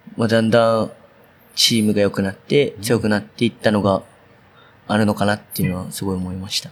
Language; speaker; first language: Japanese; native; Japanese